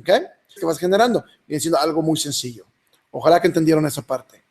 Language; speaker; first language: Spanish; early bilingual, other home language; English